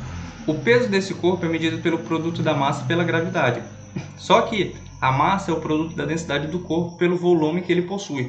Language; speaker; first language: Portuguese; native; Portuguese